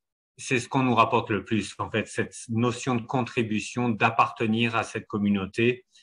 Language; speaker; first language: French; native; French